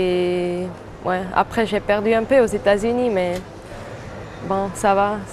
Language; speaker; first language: French; non-native, fluent; German